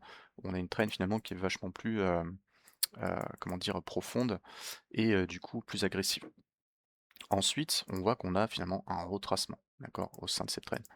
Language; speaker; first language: French; native; French